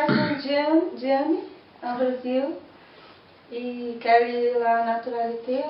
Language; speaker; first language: French; non-native, learner; Portuguese